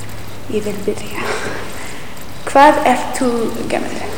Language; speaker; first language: Icelandic; non-native, learner; English